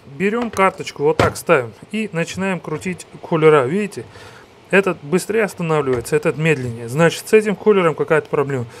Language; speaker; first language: Russian; non-native, fluent; Georgian